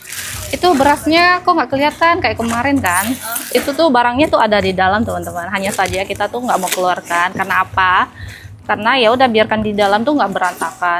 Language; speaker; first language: Indonesian; native; Indonesian